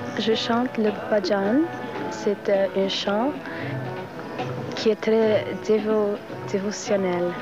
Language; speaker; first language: French; non-native, learner; English